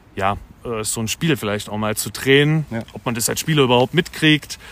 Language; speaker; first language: German; native; German